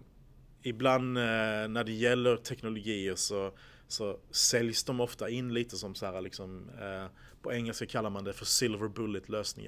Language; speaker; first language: Swedish; native; Swedish